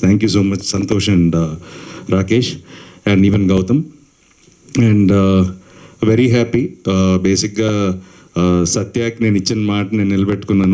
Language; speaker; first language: Telugu; native; Telugu